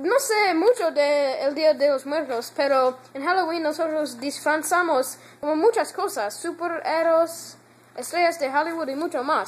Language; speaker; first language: Spanish; non-native, learner; English